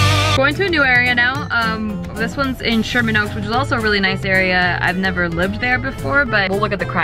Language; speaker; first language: English; native; English